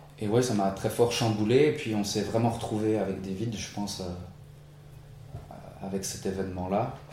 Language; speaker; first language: French; native; French